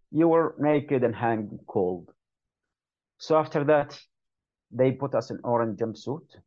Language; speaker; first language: English; non-native, fluent; Arabic